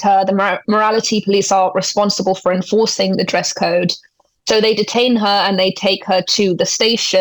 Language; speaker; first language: English; native; English